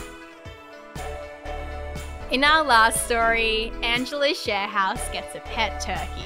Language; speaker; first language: English; native; English